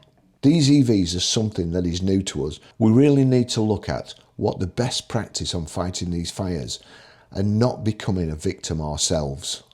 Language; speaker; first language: English; native; English